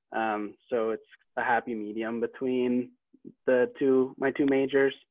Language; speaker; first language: English; native; English